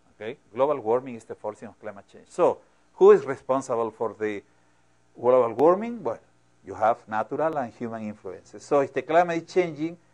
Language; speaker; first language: English; non-native, fluent; Spanish